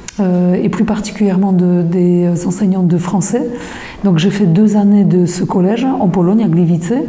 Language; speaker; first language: French; non-native, fluent; Polish